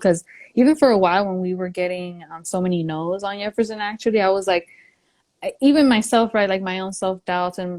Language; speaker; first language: English; early bilingual, other home language; Spanish